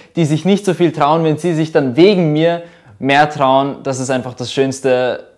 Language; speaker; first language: German; early bilingual, other home language; Russian